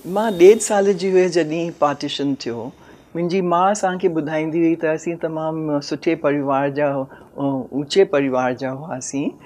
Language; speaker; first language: Sindhi; native; Sindhi